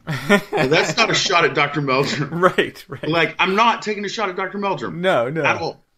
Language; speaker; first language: English; native; English